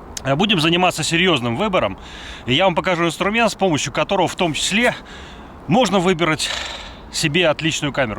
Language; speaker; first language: Russian; native; Russian